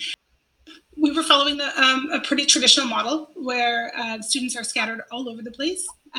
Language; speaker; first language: English; native; English